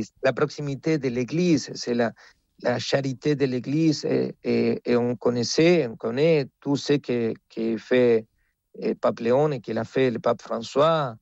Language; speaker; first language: French; non-native, fluent; Spanish